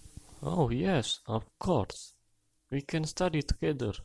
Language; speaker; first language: English; non-native, learner; Indonesian